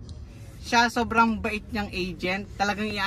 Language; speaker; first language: Filipino; native; Filipino